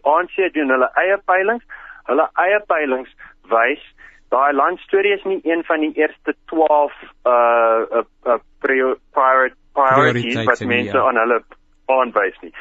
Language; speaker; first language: Afrikaans; non-native, local second language; English